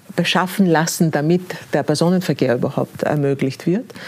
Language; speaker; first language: German; non-native, fluent; Greek